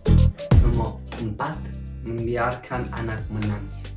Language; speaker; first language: Indonesian; non-native, fluent; German